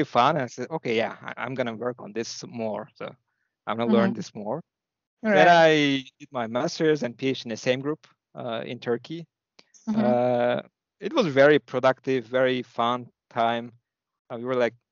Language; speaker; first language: English; non-native, fluent; Turkish